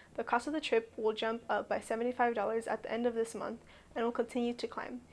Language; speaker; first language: English; native; English